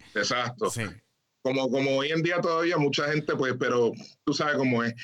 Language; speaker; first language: Spanish; early bilingual, heritage; Spanish